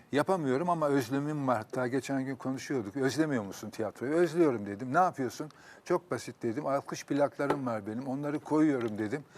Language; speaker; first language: Turkish; native; Turkish